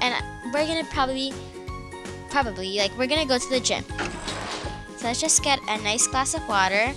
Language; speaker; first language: English; native; English